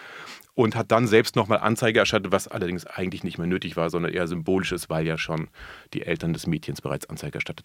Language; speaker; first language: German; native; German